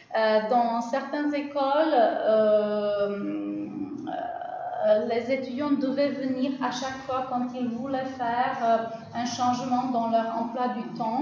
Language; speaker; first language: French; non-native, fluent; Czech